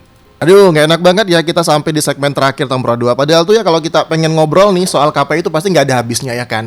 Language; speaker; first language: Indonesian; native; Indonesian